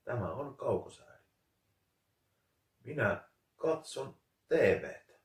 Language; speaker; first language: Finnish; native; Finnish